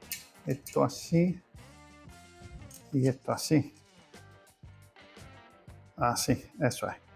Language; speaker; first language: Spanish; native; Spanish